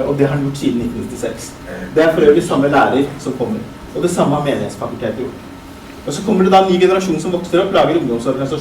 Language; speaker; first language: Norwegian; early bilingual, other home language; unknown